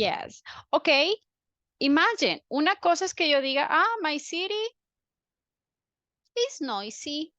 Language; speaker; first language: English; non-native, fluent; Spanish